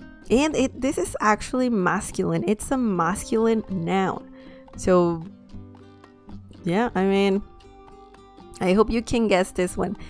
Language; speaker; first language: English; non-native, fluent; Spanish